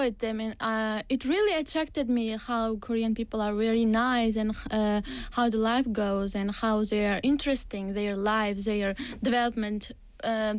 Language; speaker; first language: English; non-native, fluent; Uzbek